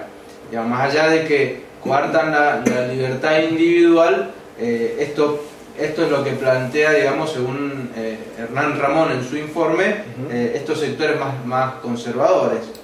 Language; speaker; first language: Spanish; native; Spanish